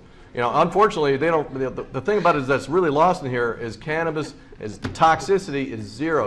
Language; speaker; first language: English; native; English